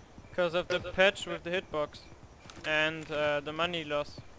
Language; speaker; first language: English; non-native, learner; German